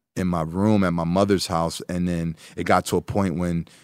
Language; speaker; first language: English; native; English